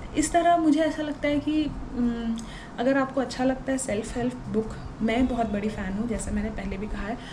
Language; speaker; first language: Hindi; non-native, local second language; Tulu